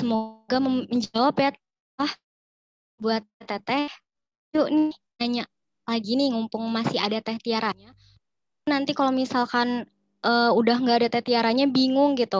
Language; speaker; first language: Indonesian; native; Indonesian